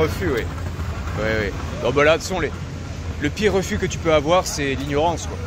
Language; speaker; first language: French; native; French